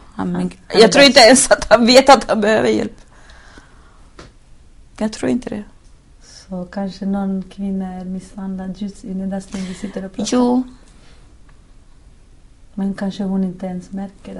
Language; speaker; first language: Swedish; non-native, fluent; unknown